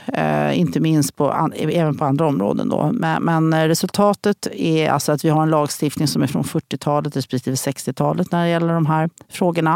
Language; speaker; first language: Swedish; native; Swedish